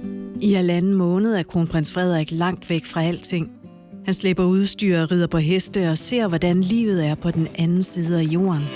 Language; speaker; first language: Danish; native; Danish